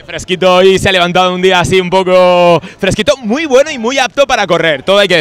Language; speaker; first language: Spanish; native; Spanish